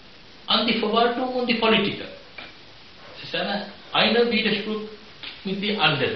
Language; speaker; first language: German; non-native, fluent; Sinhala